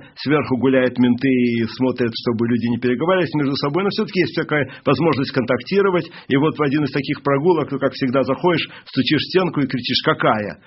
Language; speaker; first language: Russian; native; Russian